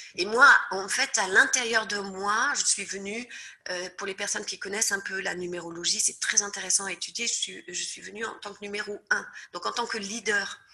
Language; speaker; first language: French; native; French